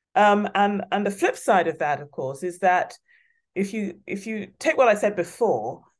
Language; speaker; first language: English; non-native, local second language; Yoruba